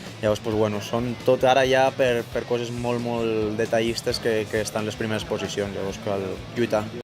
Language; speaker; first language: Catalan; non-native, local second language; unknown